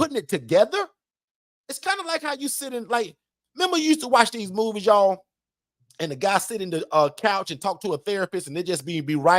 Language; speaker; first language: English; native; English